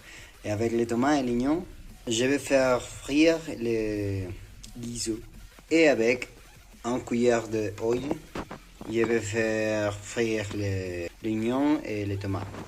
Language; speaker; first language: French; non-native, learner; Spanish